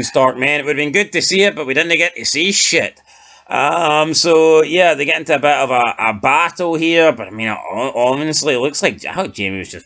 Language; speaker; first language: English; native; English